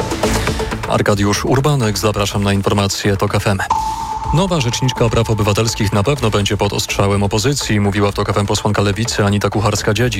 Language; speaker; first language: Polish; native; Polish